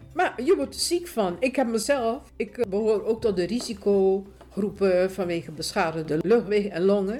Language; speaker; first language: Dutch; native; Dutch